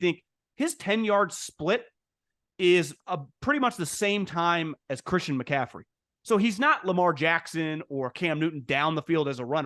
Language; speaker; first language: English; native; English